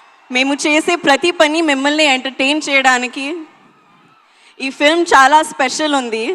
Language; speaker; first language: Telugu; non-native, learner; Hindi